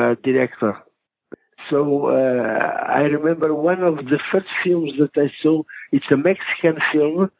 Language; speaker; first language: English; non-native, fluent; Portuguese